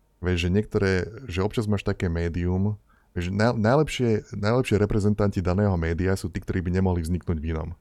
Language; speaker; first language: Slovak; native; Slovak